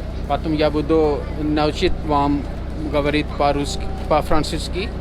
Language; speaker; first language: Russian; non-native, learner; Urdu